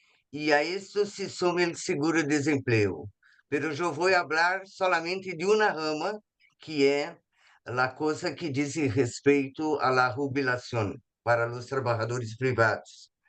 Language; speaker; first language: Spanish; non-native, fluent; Portuguese